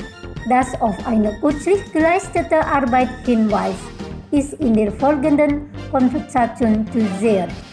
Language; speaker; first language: German; non-native, fluent; Indonesian